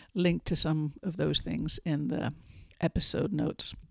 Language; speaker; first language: English; native; English